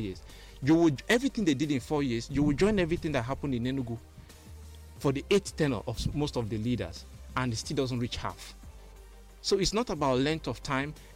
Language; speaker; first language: English; non-native, local second language; Igbo